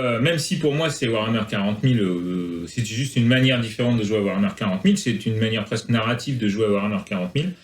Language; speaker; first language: French; native; French